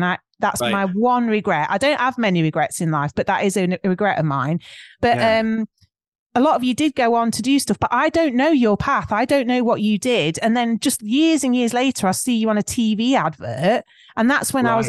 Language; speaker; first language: English; native; English